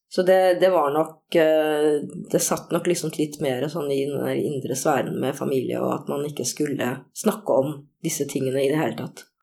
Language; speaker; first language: Norwegian; early bilingual, other home language; Korean